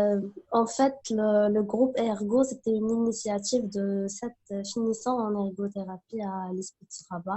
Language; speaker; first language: French; non-native, local second language; Arabic